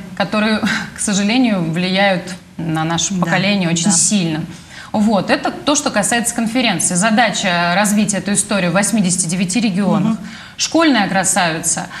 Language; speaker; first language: Russian; native; Russian